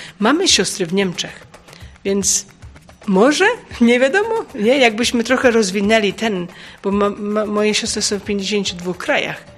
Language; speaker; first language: Polish; native; Polish